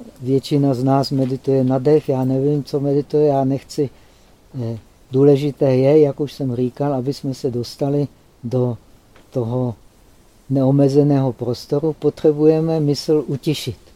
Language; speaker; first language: Czech; native; Czech